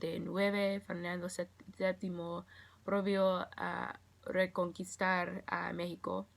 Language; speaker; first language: Spanish; non-native, learner; English